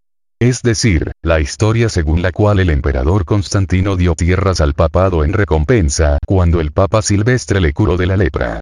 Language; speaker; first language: Spanish; native; Spanish